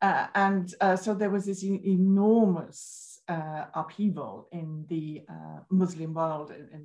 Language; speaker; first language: English; native; English